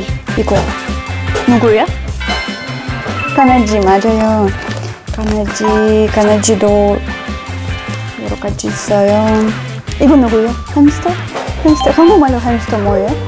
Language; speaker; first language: Korean; non-native, learner; Russian